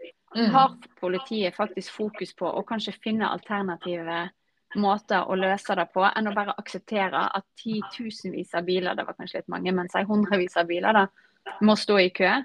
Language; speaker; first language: Norwegian; native; Norwegian